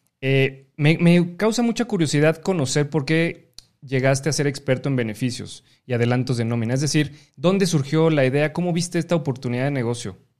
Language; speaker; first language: Spanish; native; Spanish